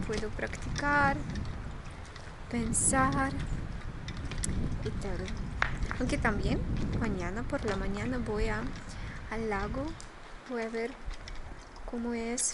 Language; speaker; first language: Spanish; non-native, fluent; Russian